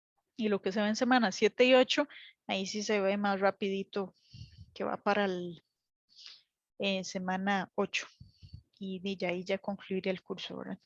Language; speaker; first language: Spanish; native; Spanish